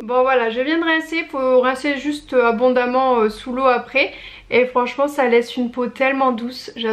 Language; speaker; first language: French; native; French